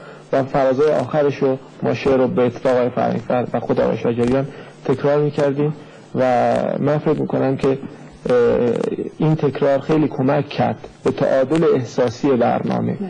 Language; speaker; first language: Persian; native; Persian